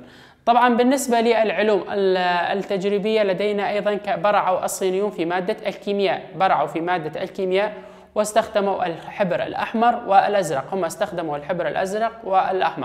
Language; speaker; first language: Arabic; non-native, local second language; Kurdish